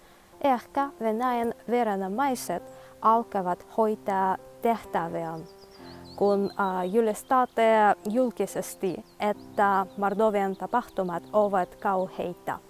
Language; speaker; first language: Finnish; non-native, fluent; Russian